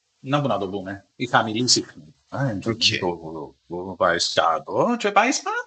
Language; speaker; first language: Greek; native; Greek